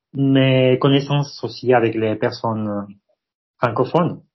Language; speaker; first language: French; non-native, fluent; Spanish